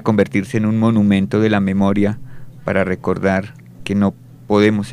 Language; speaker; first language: Spanish; native; Spanish